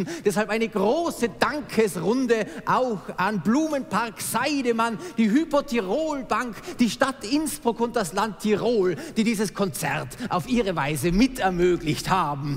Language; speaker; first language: German; native; German